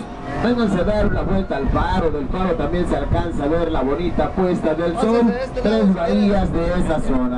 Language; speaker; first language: Spanish; native; Spanish